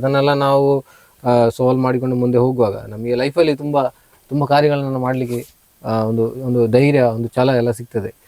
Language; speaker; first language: Kannada; non-native, local second language; Malayalam